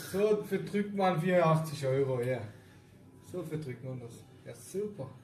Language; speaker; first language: German; early bilingual, other home language; Turkish